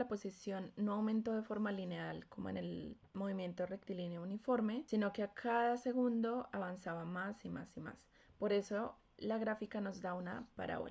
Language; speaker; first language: Spanish; native; Spanish